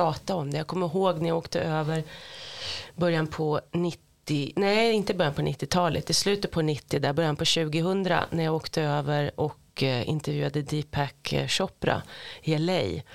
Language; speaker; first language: Swedish; native; Swedish